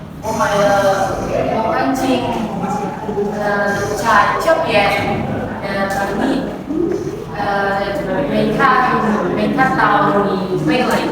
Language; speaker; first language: Chinese; non-native, fluent; Indonesian